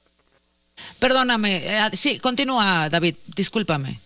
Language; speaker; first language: Spanish; native; Spanish